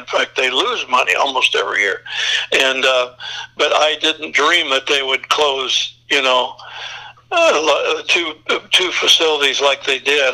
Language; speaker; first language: English; native; English